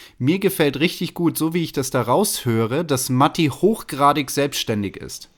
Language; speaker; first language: German; native; German